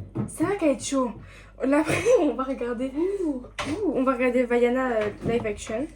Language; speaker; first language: French; native; French